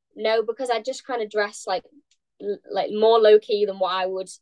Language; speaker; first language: English; native; English